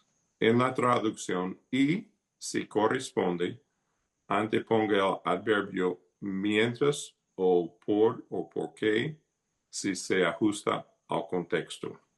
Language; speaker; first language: Spanish; non-native, fluent; English